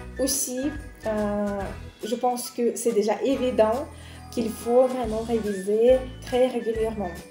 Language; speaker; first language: French; non-native, fluent; Russian